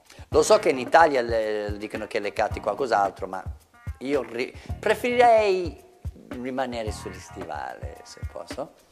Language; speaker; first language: Italian; non-native, fluent; English